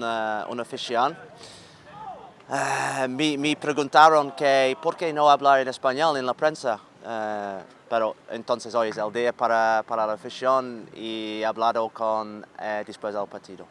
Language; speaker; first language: Spanish; non-native, learner; English